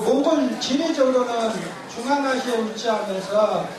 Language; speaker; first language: Korean; non-native, fluent; Mongolian